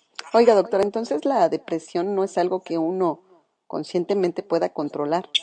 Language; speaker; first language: Spanish; native; Spanish